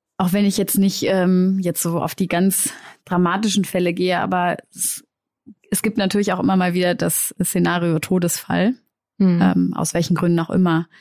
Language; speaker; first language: German; native; German